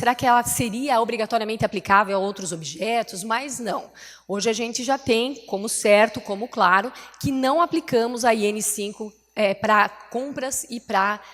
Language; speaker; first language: Portuguese; native; Portuguese